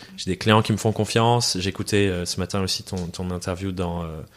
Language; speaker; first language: French; early bilingual, other home language; English